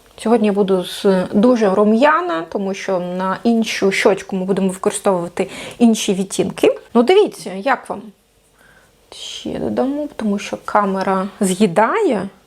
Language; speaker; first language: Ukrainian; non-native, local second language; Russian